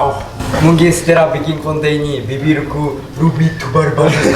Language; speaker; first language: Indonesian; non-native, learner; Japanese